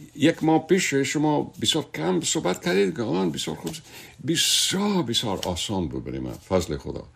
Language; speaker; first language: Persian; non-native, fluent; English